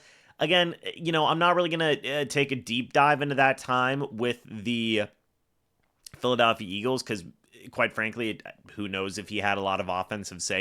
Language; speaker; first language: English; native; English